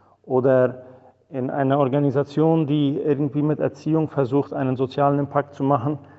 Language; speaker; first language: German; non-native, fluent; Spanish